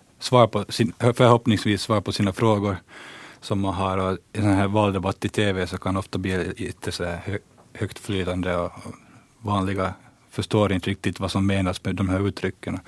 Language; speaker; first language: Swedish; native; Swedish